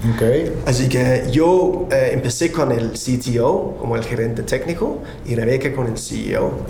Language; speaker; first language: Spanish; non-native, fluent; Danish